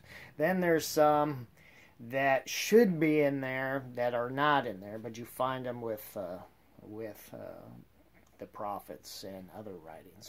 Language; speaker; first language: English; native; English